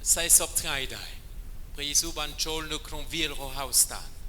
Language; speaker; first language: Khmer; non-native, fluent; French